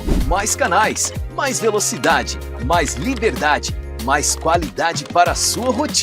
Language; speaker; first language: Portuguese; native; Portuguese